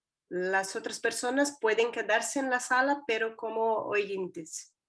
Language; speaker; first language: Spanish; non-native, fluent; Portuguese